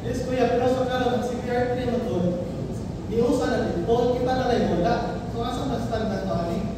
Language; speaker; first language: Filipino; non-native, local second language; Cebuano